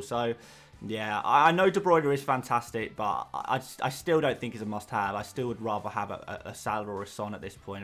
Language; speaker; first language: English; native; English